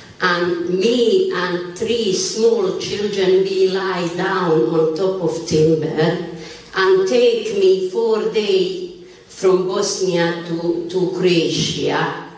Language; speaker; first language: English; non-native, learner; Bosnian